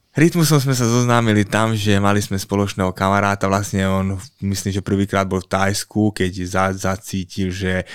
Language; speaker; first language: Slovak; non-native, local second language; Hungarian